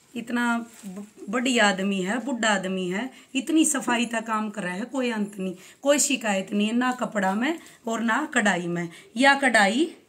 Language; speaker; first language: Hindi; native; Hindi